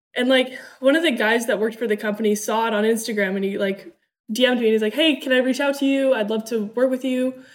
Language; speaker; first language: English; native; English